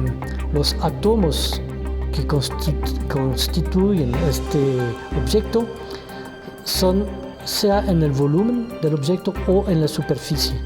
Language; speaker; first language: Spanish; non-native, fluent; French